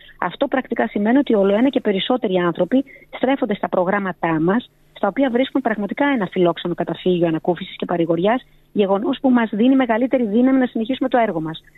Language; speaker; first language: Greek; early bilingual, heritage; Greek